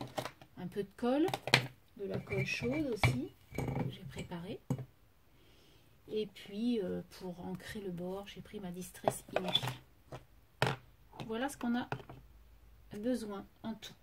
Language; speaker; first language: French; native; French